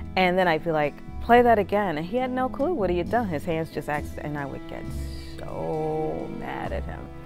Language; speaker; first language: English; native; English